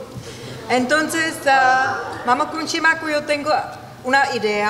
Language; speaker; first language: Spanish; non-native, learner; Czech